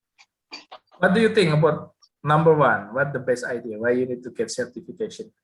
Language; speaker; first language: English; non-native, learner; Indonesian